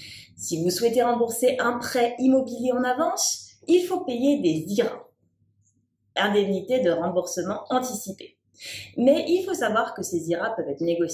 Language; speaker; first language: French; native; French